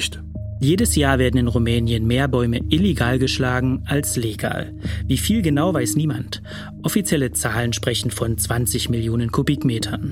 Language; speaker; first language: German; native; German